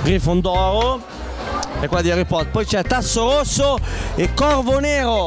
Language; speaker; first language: Italian; native; Italian